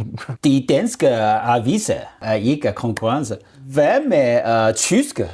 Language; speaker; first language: Danish; non-native, learner; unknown